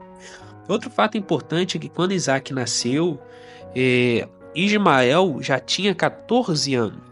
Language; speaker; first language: Portuguese; native; Portuguese